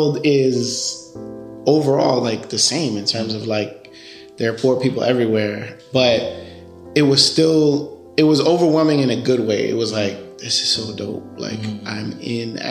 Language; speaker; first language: English; early bilingual, other home language; Spanish